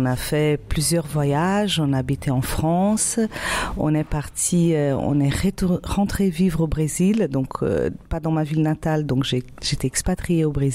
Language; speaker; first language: French; non-native, fluent; Portuguese